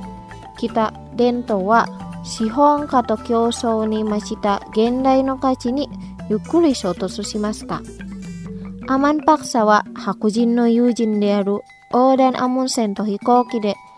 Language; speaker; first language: Japanese; non-native, fluent; Indonesian